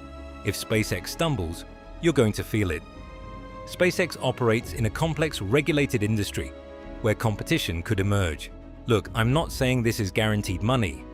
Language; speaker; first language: English; native; English